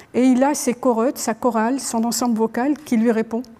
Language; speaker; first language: French; non-native, local second language; Arabic